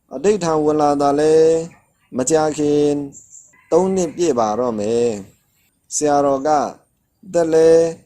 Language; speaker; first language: Burmese; non-native, local second language; Shan